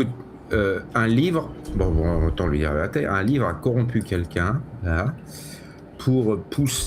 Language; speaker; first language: French; native; French